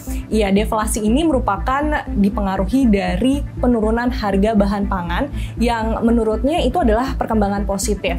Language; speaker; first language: Indonesian; native; Indonesian